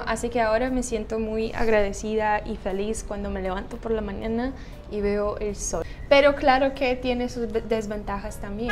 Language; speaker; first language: Spanish; non-native, fluent; Russian